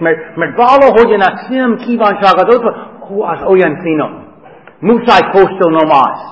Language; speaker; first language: Hungarian; non-native, fluent; English